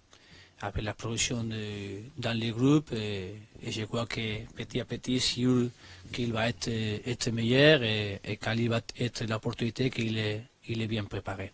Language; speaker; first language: French; non-native, learner; Spanish